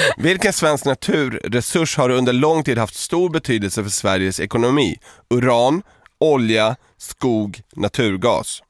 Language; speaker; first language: Swedish; early bilingual, other home language; Serbian